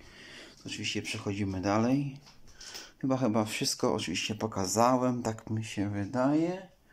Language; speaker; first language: Polish; native; Polish